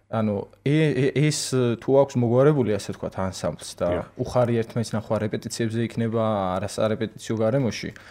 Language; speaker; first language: Georgian; native; Georgian